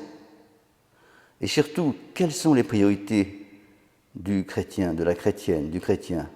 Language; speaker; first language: French; native; French